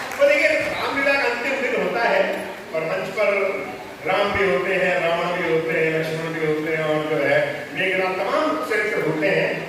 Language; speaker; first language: Hindi; non-native, local second language; Punjabi